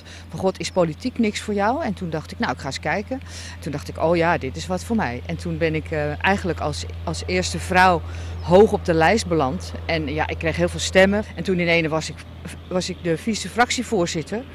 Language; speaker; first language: Dutch; native; Dutch